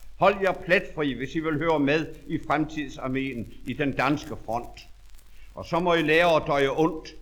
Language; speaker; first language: Danish; native; Danish